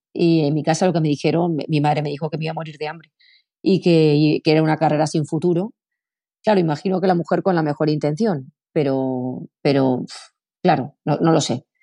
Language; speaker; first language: Spanish; native; Spanish